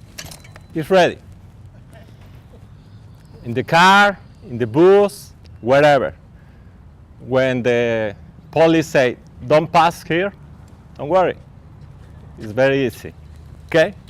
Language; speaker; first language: English; non-native, learner; Spanish